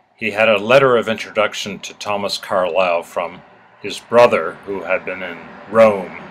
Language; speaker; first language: English; native; English